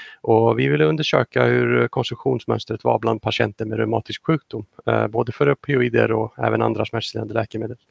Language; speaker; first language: Swedish; non-native, fluent; Icelandic